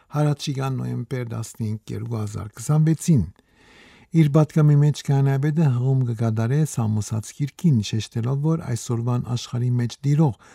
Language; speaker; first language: Armenian; early bilingual, heritage; Armenian